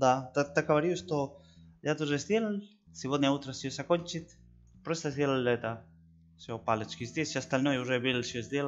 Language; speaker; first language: Russian; non-native, learner; Spanish